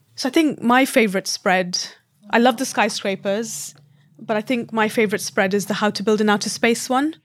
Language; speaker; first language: English; non-native, local second language; Hindi